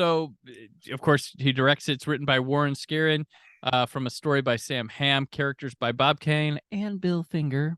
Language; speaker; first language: English; native; English